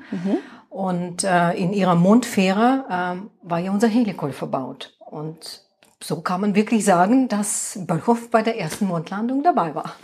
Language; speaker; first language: German; non-native, fluent; Russian